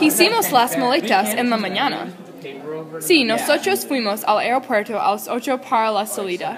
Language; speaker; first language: Spanish; non-native, learner; English